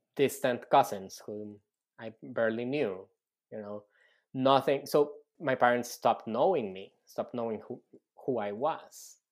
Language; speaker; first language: English; non-native, fluent; Spanish